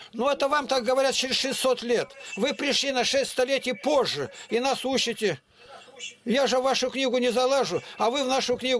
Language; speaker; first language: Russian; native; Russian